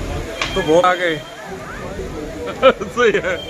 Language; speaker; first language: Hindi; native; Hindi